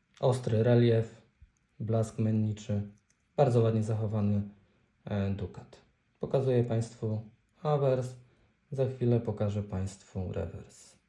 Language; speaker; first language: Polish; native; Polish